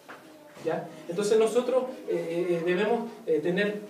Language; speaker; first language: Spanish; native; Spanish